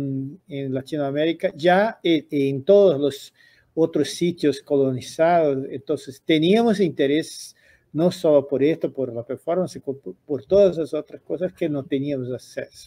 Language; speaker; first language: Portuguese; non-native, fluent; Spanish